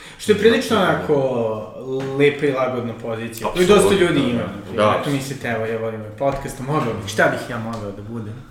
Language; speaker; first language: Serbian; native; Serbian